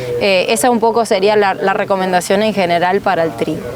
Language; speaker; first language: Spanish; native; Spanish